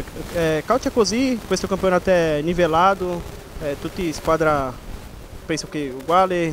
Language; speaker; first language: Italian; non-native, learner; Portuguese